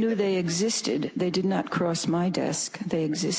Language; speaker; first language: English; native; English